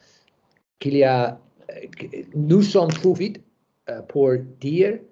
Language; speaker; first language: French; non-native, learner; English